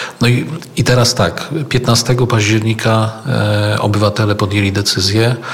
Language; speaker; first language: Polish; native; Polish